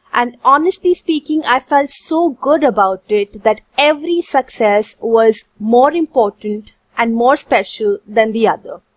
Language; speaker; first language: English; non-native, local second language; Hindi